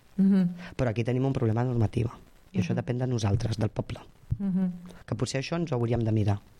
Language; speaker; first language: Catalan; non-native, fluent; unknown